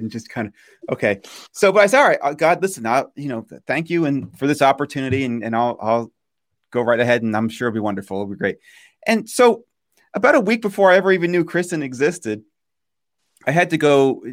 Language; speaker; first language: English; native; English